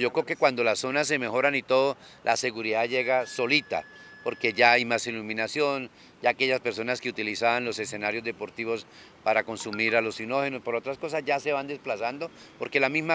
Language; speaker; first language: Spanish; native; Spanish